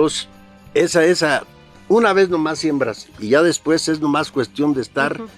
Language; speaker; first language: Spanish; native; Spanish